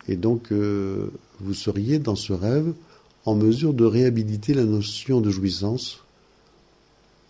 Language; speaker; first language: French; native; French